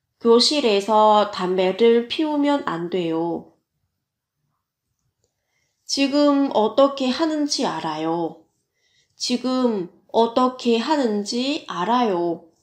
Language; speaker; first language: Korean; non-native, fluent; Vietnamese